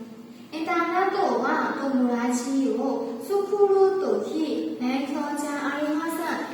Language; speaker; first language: Japanese; non-native, learner; Burmese